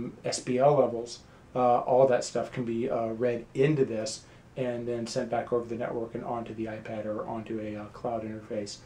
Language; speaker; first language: English; native; English